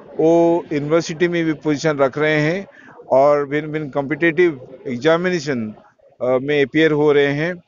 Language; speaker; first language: Hindi; non-native, local second language; Odia